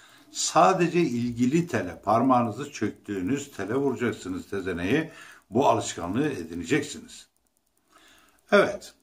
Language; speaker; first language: Turkish; native; Turkish